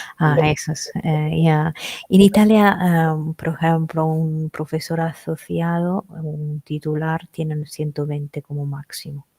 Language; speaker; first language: Spanish; non-native, fluent; Italian